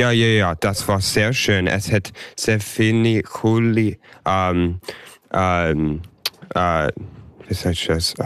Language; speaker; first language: German; non-native, learner; English